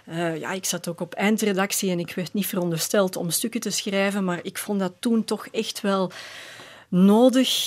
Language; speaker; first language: Dutch; native; Dutch